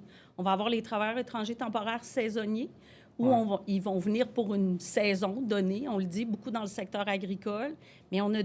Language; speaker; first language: French; native; French